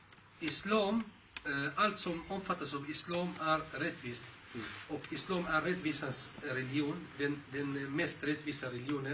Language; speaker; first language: Swedish; early bilingual, other home language; Arabic